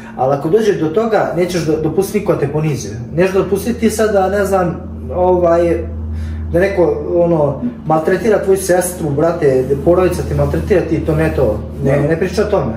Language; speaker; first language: Serbian; early bilingual, heritage; Serbian